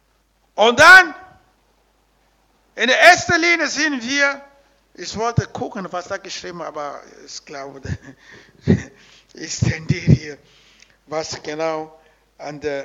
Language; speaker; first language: German; non-native, learner; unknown